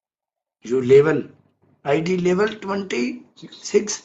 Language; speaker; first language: English; non-native, learner; Punjabi